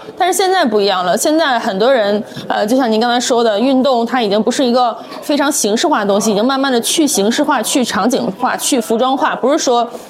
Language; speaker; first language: Chinese; native; Chinese